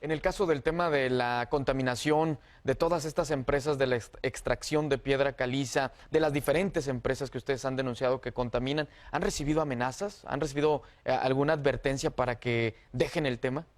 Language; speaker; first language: Spanish; native; Spanish